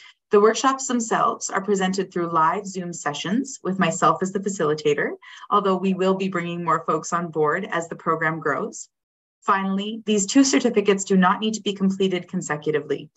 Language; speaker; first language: English; native; English